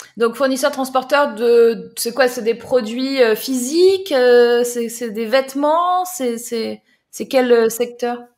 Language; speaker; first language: French; native; French